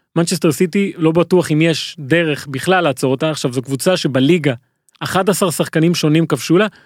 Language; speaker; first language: Hebrew; native; Hebrew